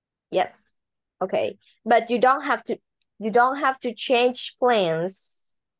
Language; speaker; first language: English; non-native, learner; Vietnamese